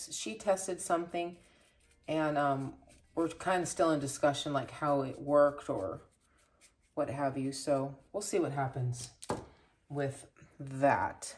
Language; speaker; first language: English; native; English